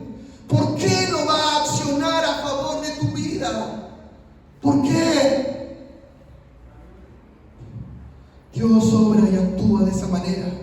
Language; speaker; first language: Spanish; native; Spanish